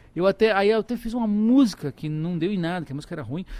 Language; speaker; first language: Portuguese; native; Portuguese